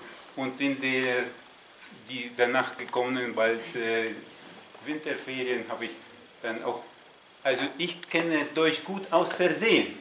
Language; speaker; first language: German; non-native, fluent; Russian